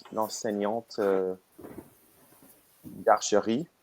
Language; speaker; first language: French; non-native, learner; English